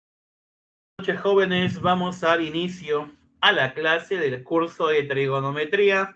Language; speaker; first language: Spanish; native; Spanish